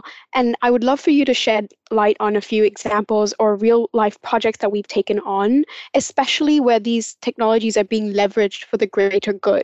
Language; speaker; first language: English; non-native, local second language; Cantonese